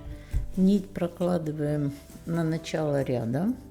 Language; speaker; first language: Russian; native; Russian